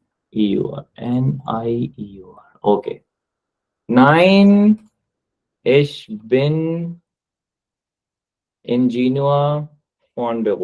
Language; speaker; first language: German; non-native, learner; Urdu